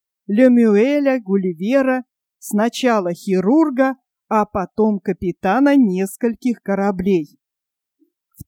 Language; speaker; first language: Russian; native; Russian